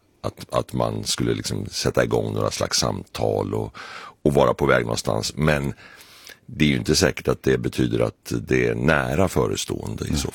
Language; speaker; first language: Swedish; native; Swedish